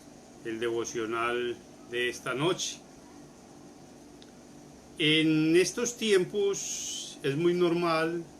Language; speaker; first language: Spanish; native; Spanish